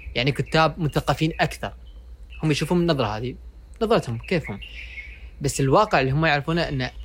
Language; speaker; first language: Arabic; native; Arabic